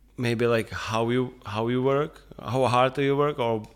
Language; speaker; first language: English; non-native, fluent; Czech